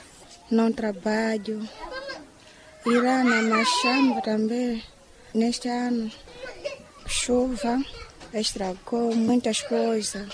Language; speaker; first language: Portuguese; non-native, local second language; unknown